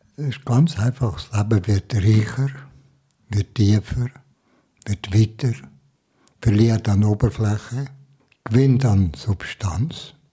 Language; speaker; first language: German; native; German